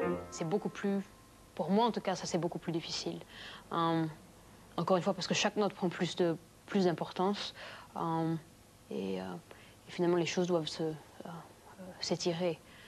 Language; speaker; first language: French; native; French